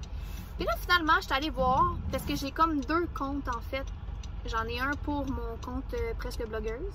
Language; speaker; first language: French; native; French